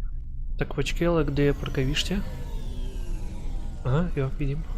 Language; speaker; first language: Czech; non-native, learner; Ukrainian